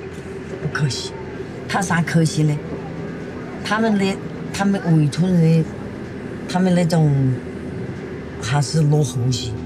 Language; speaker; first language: Chinese; native; Chinese